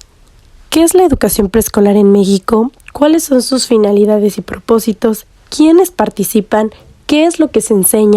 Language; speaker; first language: Spanish; native; Spanish